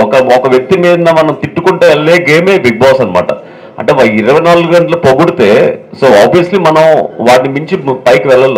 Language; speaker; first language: Telugu; native; Telugu